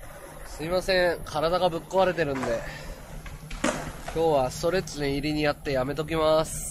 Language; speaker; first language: Japanese; native; Japanese